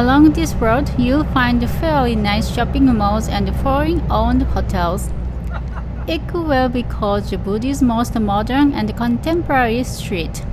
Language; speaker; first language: English; non-native, learner; Japanese